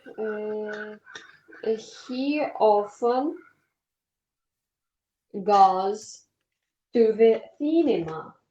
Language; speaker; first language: English; non-native, learner; Ukrainian